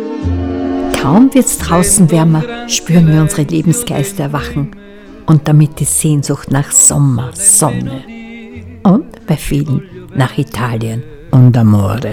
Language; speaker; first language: German; native; German